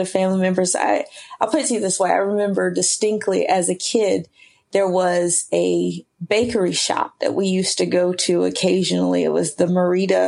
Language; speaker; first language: English; native; English